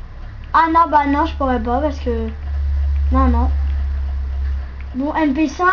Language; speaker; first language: French; native; French